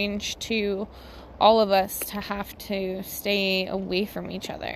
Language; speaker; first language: English; native; English